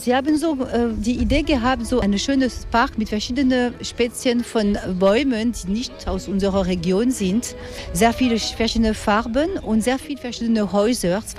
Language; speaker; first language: German; non-native, fluent; French